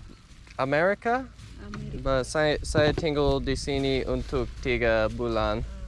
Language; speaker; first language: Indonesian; non-native, learner; English